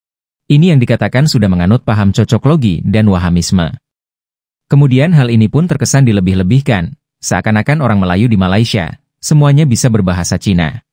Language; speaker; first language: Indonesian; native; Indonesian